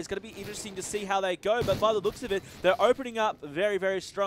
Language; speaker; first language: English; native; English